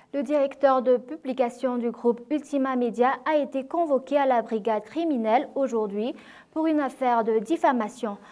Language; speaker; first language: French; non-native, local second language; Malagasy